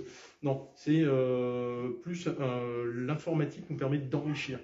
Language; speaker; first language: French; native; French